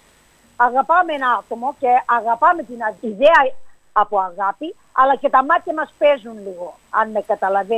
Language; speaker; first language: Greek; early bilingual, heritage; English